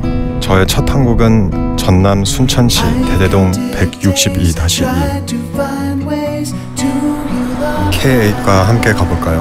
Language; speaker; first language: Korean; early bilingual, heritage; Korean